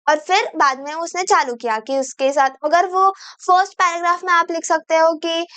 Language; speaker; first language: Hindi; non-native, local second language; Marathi